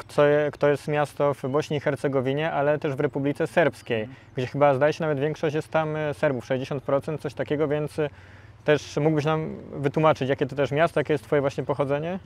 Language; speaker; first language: Polish; native; Polish